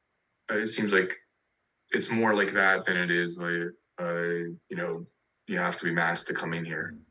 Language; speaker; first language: English; native; English